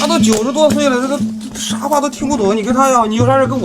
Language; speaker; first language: Chinese; native; Chinese